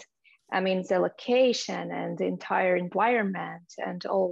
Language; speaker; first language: English; non-native, fluent; Russian